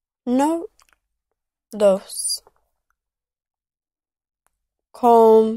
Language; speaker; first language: Spanish; non-native, learner; English